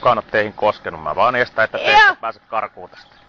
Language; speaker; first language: Finnish; native; Finnish